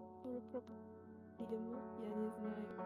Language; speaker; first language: Russian; non-native, learner; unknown